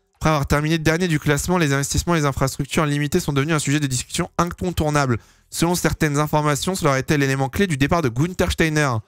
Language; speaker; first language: French; native; French